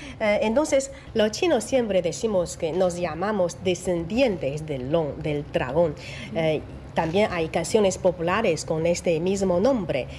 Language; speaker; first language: Spanish; non-native, fluent; Chinese